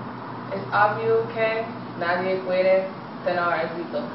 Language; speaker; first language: Spanish; non-native, learner; English